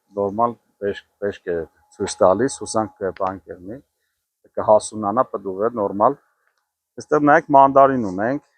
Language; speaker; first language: Armenian; native; Armenian